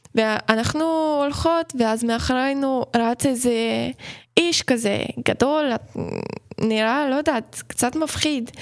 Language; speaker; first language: Hebrew; non-native, fluent; Ukrainian